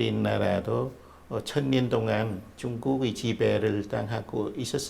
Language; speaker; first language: Korean; non-native, fluent; Vietnamese